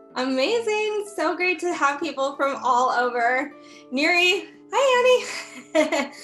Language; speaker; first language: English; native; English